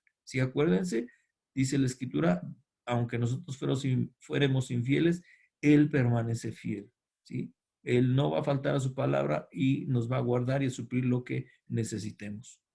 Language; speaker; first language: Spanish; native; Spanish